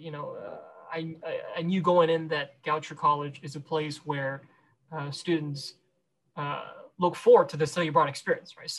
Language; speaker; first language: English; non-native, local second language; Cantonese